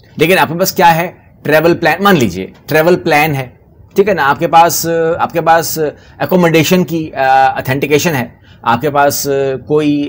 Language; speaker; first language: Urdu; non-native, local second language; Punjabi